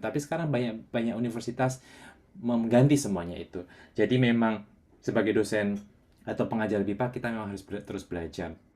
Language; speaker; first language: Indonesian; non-native, local second language; Javanese